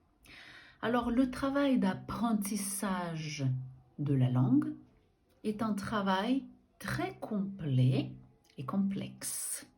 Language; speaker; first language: French; non-native, fluent; Portuguese